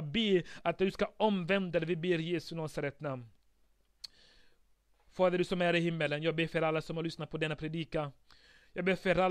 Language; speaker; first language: Swedish; non-native, fluent; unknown